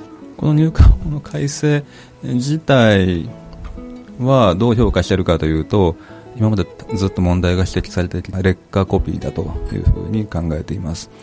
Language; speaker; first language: Japanese; native; Japanese